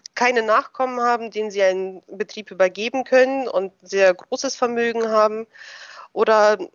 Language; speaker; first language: German; early bilingual, other home language; Russian